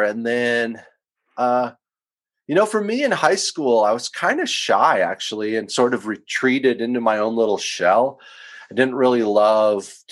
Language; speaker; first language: English; native; English